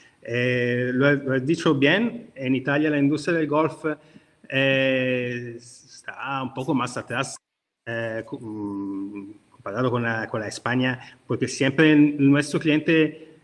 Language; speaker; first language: Spanish; non-native, learner; Italian